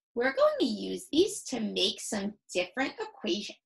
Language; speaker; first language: English; native; English